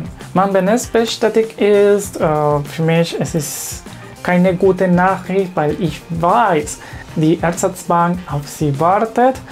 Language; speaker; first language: German; non-native, learner; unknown